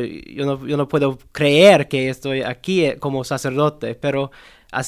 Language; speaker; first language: Spanish; non-native, learner; English